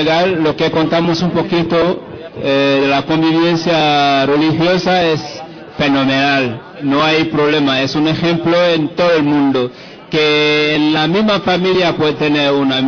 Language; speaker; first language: Spanish; non-native, fluent; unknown